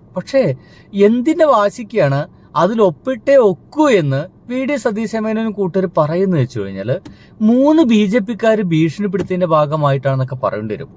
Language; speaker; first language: Malayalam; native; Malayalam